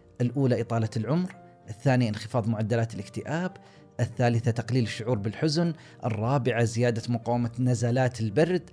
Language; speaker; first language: Arabic; native; Arabic